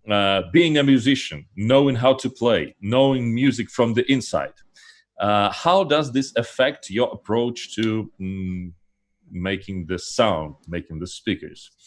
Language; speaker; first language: English; non-native, fluent; Russian